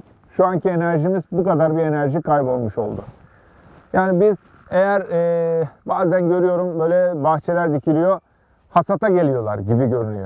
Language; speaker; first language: Turkish; native; Turkish